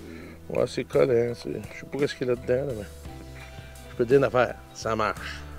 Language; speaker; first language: French; native; French